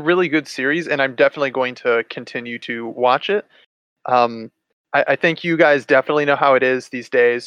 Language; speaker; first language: English; native; English